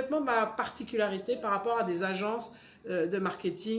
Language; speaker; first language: French; native; French